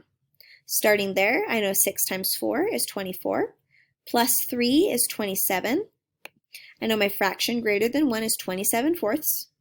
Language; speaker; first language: English; native; English